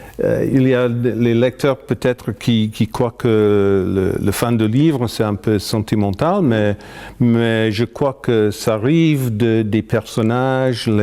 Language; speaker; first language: French; non-native, fluent; English